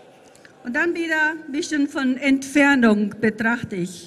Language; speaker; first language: German; non-native, fluent; Japanese